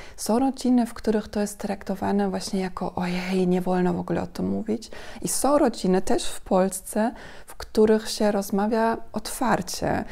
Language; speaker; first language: Polish; non-native, fluent; German